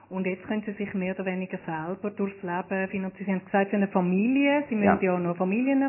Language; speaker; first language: German; native; German